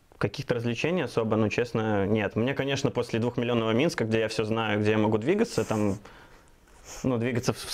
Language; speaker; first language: Russian; native; Russian